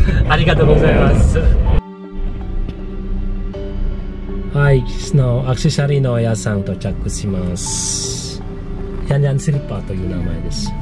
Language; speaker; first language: Japanese; non-native, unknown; Balinese